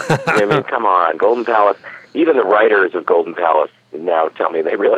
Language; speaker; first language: English; native; English